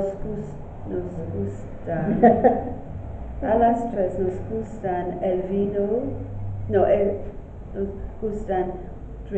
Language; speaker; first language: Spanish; non-native, learner; English